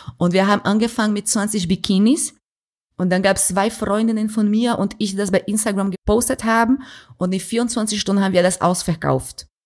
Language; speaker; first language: German; non-native, fluent; Portuguese